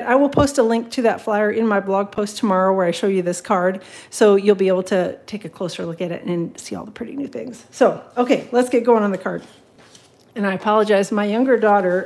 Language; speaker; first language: English; native; English